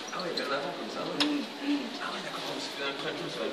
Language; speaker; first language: French; native; French